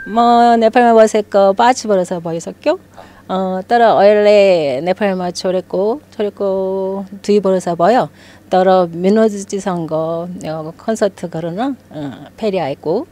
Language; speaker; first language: Nepali; non-native, learner; Korean